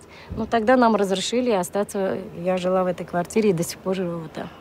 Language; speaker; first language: Russian; non-native, local second language; Armenian